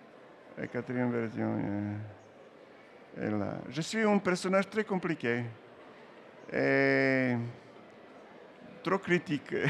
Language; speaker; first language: French; non-native, learner; Serbian